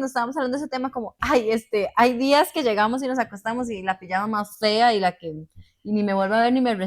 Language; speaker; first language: Spanish; native; Spanish